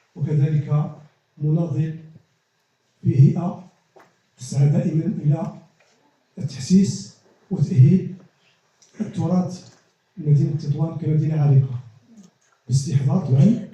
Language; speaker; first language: Arabic; native; Arabic